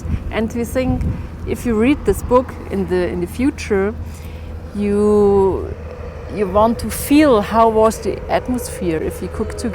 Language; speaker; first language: English; non-native, learner; German